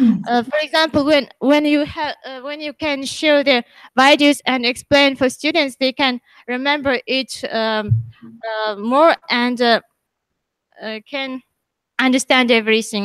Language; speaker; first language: English; non-native, learner; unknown